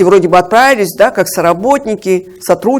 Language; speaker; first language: Russian; native; Russian